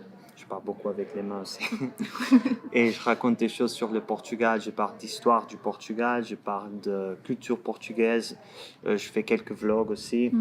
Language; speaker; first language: French; non-native, fluent; Portuguese